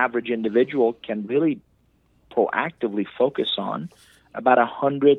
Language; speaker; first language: English; non-native, fluent; Persian